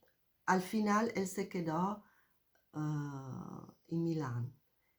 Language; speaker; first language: Spanish; non-native, fluent; Italian